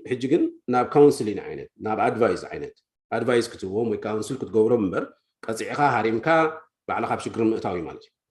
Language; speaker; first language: Tigrinya; native; Tigrinya